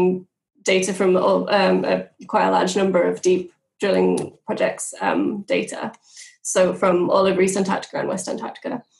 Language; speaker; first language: English; native; English